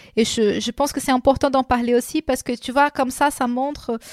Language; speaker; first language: French; non-native, fluent; Portuguese